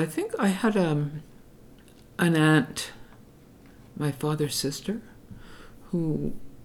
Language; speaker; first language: English; native; English